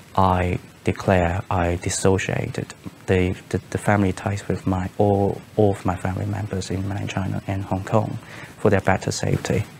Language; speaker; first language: English; non-native, local second language; Cantonese